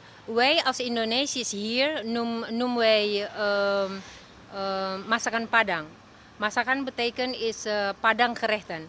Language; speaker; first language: Dutch; non-native, learner; Indonesian